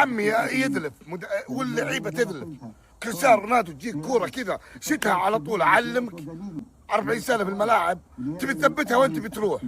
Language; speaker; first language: Arabic; native; Arabic